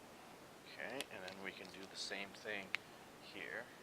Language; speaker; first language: English; native; English